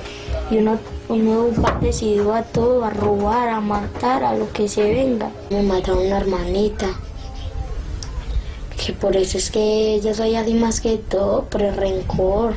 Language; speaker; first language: Spanish; native; Spanish